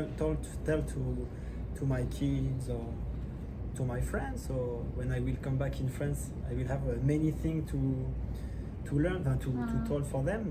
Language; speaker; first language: English; non-native, learner; French